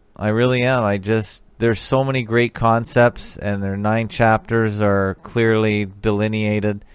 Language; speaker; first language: English; native; English